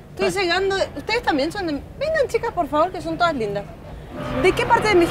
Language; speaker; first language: Spanish; native; Spanish